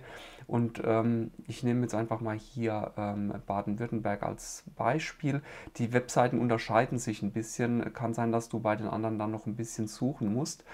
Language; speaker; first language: German; native; German